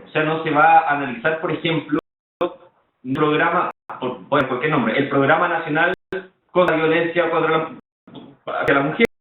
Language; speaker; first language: Spanish; native; Spanish